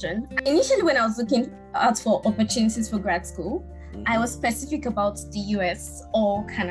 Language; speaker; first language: English; non-native, local second language; Yoruba